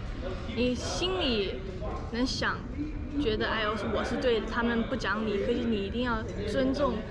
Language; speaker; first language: Chinese; early bilingual, other home language; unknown